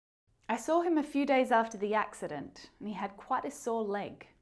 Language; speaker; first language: English; native; English